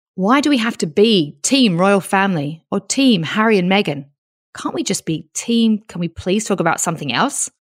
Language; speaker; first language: English; native; English